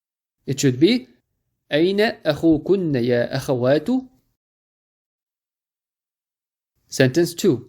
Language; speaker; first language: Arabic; non-native, fluent; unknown